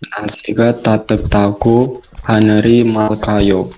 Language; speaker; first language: Korean; non-native, learner; Indonesian